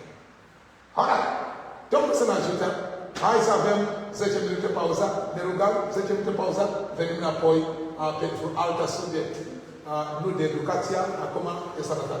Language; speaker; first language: Romanian; non-native, learner; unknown